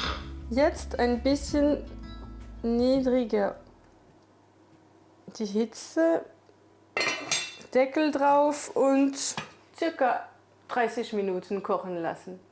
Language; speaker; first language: German; non-native, fluent; French